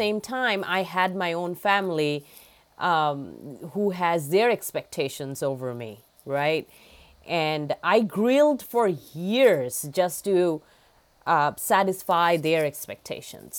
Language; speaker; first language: English; non-native, local second language; Bangla